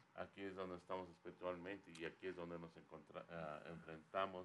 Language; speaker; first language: Spanish; native; Spanish